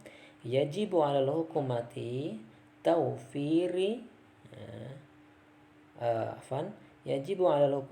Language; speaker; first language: Arabic; non-native, fluent; Indonesian